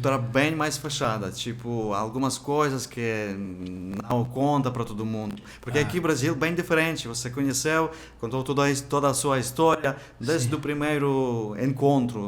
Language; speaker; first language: Portuguese; non-native, fluent; Ukrainian